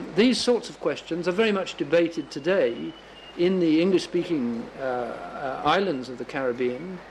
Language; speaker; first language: English; native; English